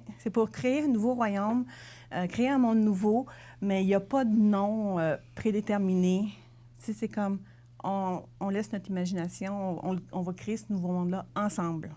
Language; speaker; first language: French; native; French